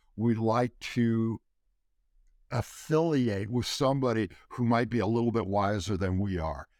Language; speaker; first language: English; native; English